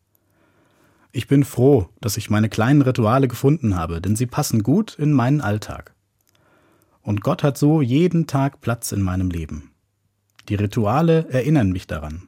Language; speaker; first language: German; native; German